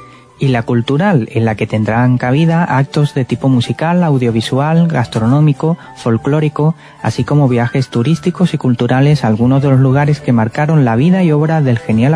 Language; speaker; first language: Spanish; native; Spanish